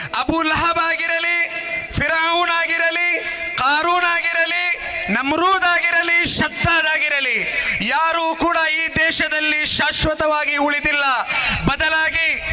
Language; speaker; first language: Kannada; native; Kannada